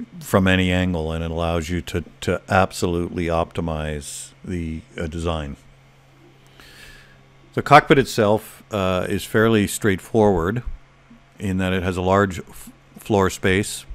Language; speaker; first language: English; native; English